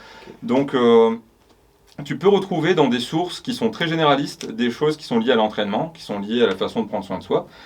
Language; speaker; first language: French; native; French